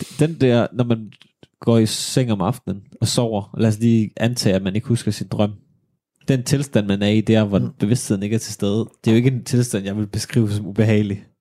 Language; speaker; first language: Danish; native; Danish